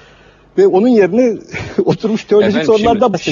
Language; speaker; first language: Turkish; native; Turkish